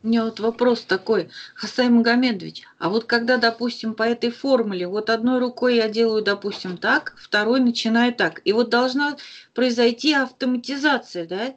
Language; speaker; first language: Russian; native; Russian